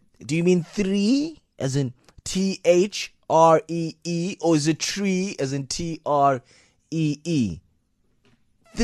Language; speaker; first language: English; non-native, local second language; Xhosa